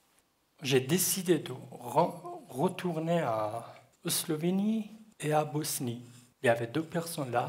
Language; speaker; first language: French; non-native, learner; Kurdish